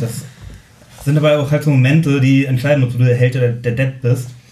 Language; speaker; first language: German; native; German